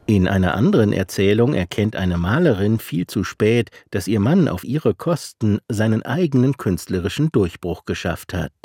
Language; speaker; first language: German; native; German